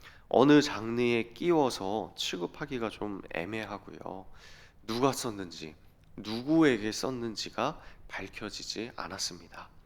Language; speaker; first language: Korean; native; Korean